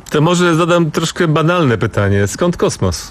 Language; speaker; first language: Polish; native; Polish